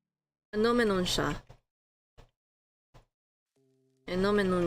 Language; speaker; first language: French; non-native, learner; English